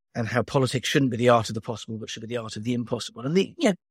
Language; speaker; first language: English; native; English